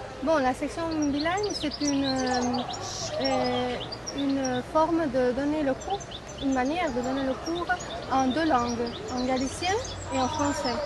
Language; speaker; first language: French; non-native, fluent; Galician